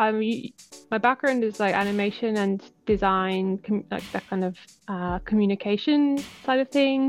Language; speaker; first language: English; native; English